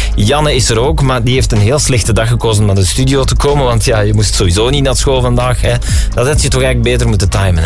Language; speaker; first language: Dutch; native; Dutch